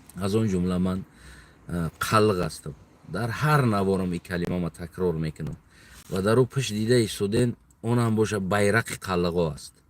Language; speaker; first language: Tajik; non-native, local second language; Uzbek